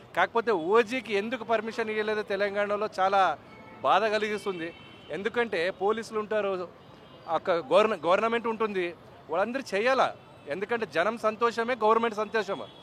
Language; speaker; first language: Telugu; native; Telugu